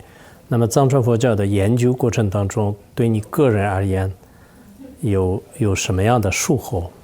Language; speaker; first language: Chinese; non-native, local second language; Tibetan